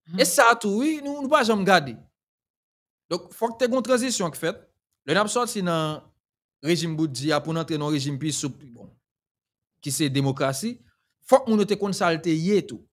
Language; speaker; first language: French; non-native, local second language; Haitian Creole